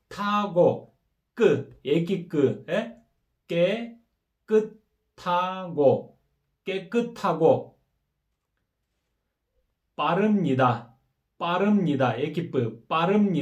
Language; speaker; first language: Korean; non-native, fluent; Kyrgyz